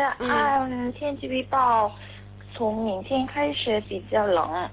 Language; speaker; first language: Chinese; non-native, learner; Korean